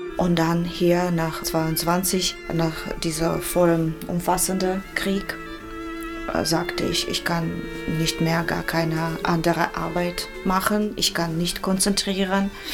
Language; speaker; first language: German; non-native, fluent; Russian